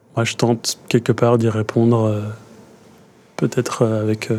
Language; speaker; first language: French; native; French